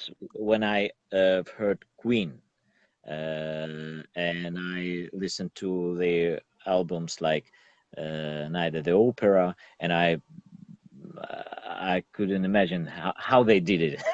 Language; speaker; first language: English; non-native, learner; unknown